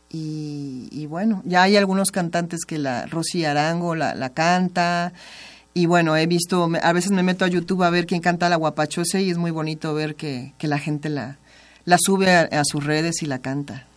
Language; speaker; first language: Spanish; native; Spanish